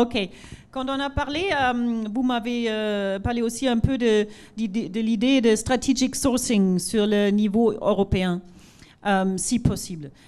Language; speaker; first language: French; non-native, fluent; German